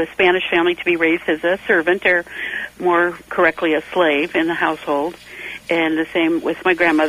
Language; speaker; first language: English; native; English